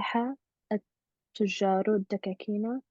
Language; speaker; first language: Arabic; non-native, learner; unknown